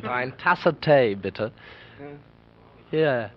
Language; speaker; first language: German; non-native, learner; English